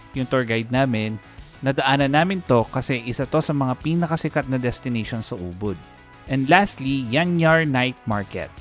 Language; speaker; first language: Filipino; native; Filipino